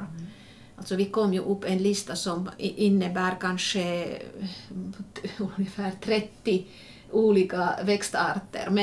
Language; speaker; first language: Swedish; non-native, local second language; Finnish